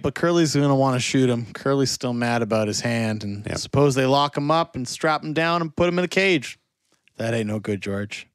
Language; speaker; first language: English; native; English